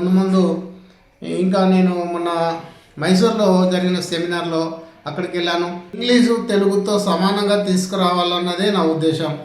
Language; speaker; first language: Telugu; non-native, local second language; Gondi